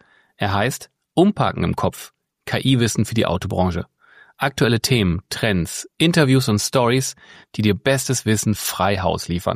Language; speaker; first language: German; native; German